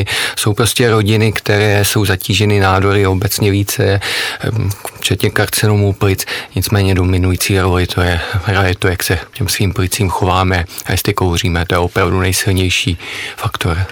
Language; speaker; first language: Czech; native; Czech